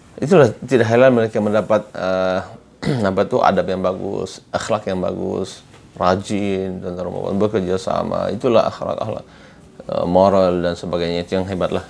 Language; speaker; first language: Malay; native; Malay